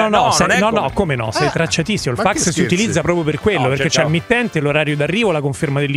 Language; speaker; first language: Italian; native; Italian